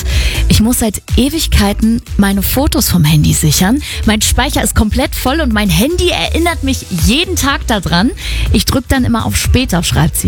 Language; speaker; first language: German; native; German